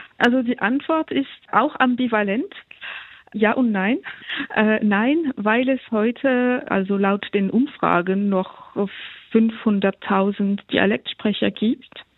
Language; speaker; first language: German; non-native, local second language; French